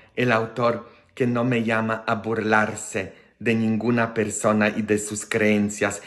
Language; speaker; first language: Spanish; non-native, fluent; Polish